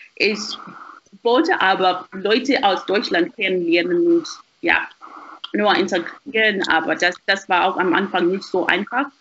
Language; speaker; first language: German; non-native, fluent; Shona